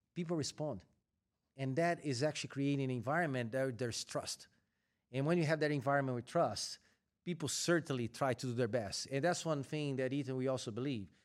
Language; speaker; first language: English; non-native, fluent; Portuguese